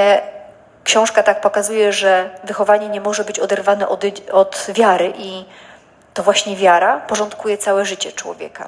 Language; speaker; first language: Polish; native; Polish